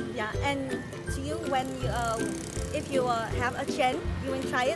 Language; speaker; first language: English; non-native, learner; Vietnamese